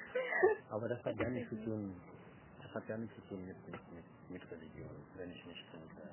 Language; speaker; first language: German; non-native, learner; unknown